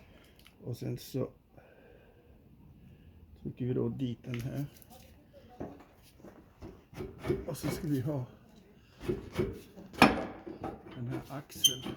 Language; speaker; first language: Swedish; native; Swedish